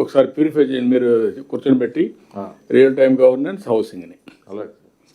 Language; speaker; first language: Telugu; native; Telugu